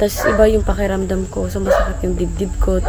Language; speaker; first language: Filipino; non-native, local second language; Cebuano